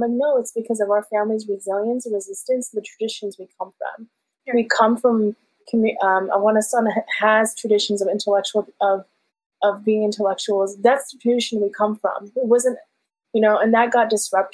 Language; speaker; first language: English; early bilingual, other home language; Persian